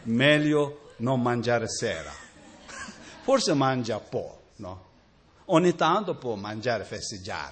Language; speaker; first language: Italian; non-native, learner; Tibetan